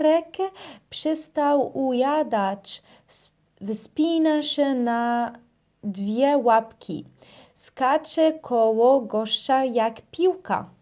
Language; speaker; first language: Polish; non-native, learner; Arabic